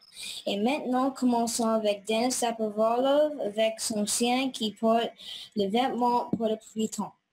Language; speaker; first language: French; non-native, learner; English